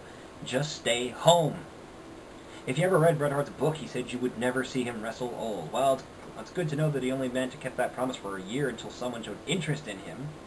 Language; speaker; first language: English; native; English